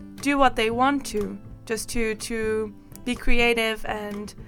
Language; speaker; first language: English; non-native, fluent; Portuguese